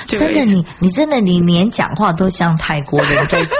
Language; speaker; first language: Chinese; native; Chinese